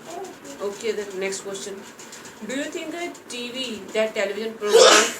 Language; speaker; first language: English; non-native, local second language; Hindi